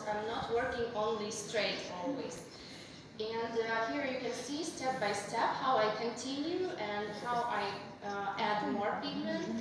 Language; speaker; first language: English; non-native, fluent; Russian